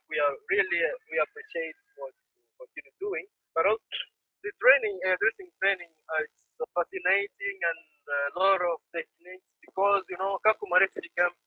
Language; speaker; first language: English; non-native, fluent; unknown